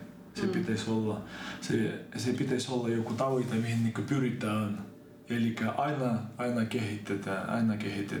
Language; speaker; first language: Finnish; non-native, fluent; Ukrainian